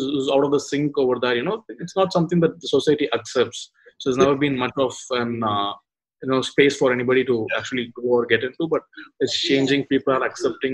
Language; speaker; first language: English; non-native, local second language; Tamil